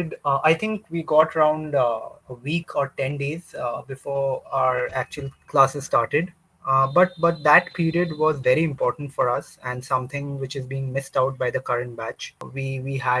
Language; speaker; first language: English; non-native, local second language; Bangla